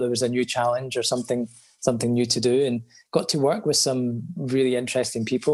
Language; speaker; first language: English; native; English